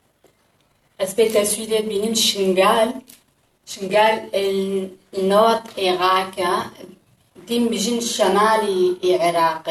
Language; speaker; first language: German; non-native, learner; Kurdish